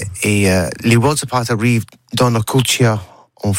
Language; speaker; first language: French; non-native, learner; English